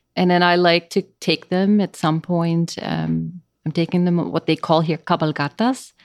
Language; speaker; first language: English; non-native, fluent; Dutch